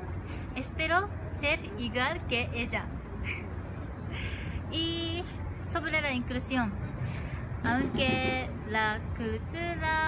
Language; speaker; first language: Spanish; non-native, learner; Japanese